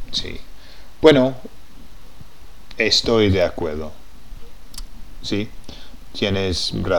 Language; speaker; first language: Spanish; non-native, fluent; English